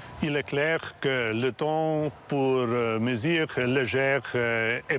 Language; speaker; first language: French; non-native, fluent; Slovenian